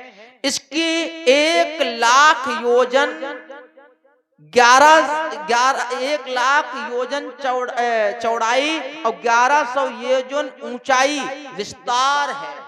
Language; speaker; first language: Hindi; native; Hindi